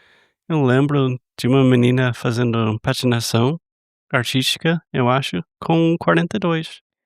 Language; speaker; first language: Portuguese; non-native, fluent; English